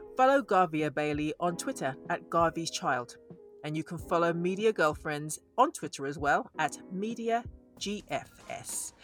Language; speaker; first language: English; native; English